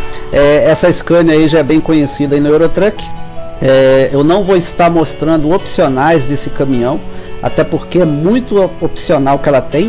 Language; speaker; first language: Portuguese; native; Portuguese